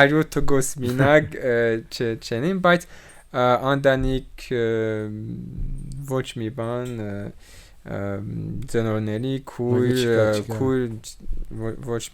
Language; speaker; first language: Armenian; non-native, learner; French